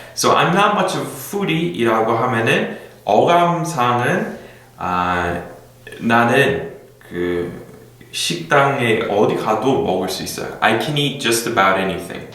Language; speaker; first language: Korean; non-native, fluent; English